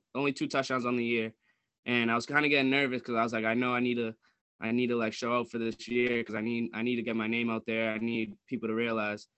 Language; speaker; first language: English; native; English